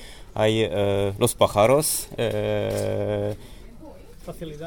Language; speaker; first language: Spanish; non-native, learner; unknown